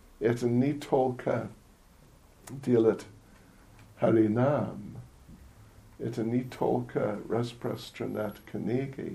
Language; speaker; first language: Russian; non-native, learner; English